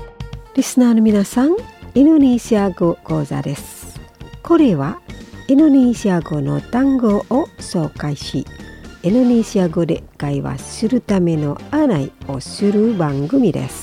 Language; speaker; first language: Japanese; non-native, fluent; Indonesian